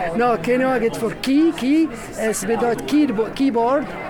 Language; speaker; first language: German; non-native, learner; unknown